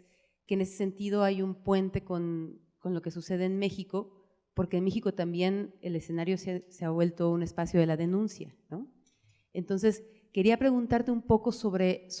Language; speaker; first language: Spanish; native; Spanish